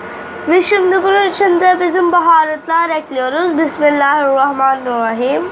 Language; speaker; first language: Turkish; non-native, learner; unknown